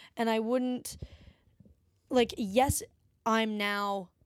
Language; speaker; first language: English; native; English